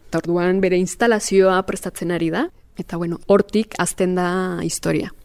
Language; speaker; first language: Basque; non-native, fluent; Spanish